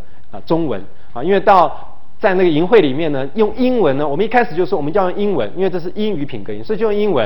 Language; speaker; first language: Chinese; native; Chinese